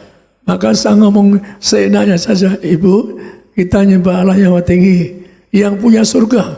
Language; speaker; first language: Indonesian; native; Indonesian